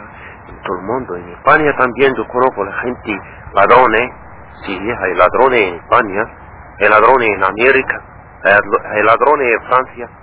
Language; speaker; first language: Spanish; non-native, learner; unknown